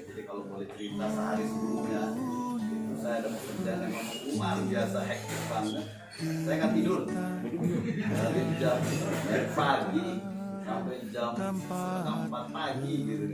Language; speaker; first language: Indonesian; native; Indonesian